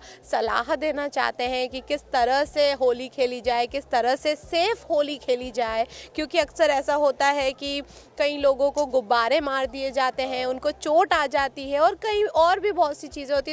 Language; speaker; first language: Hindi; native; Hindi